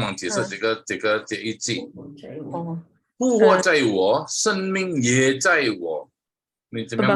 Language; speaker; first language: Chinese; non-native, fluent; Indonesian